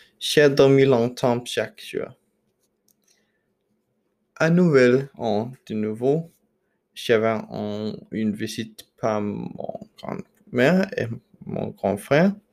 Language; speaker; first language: French; non-native, learner; Danish